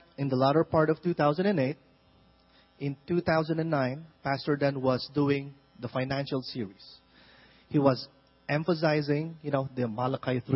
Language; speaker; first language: English; non-native, local second language; Filipino